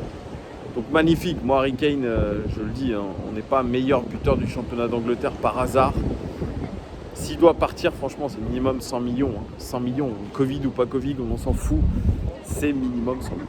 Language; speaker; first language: French; native; French